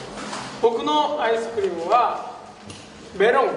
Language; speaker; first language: Japanese; non-native, learner; Korean